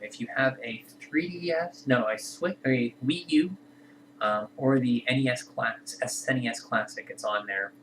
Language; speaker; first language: English; native; English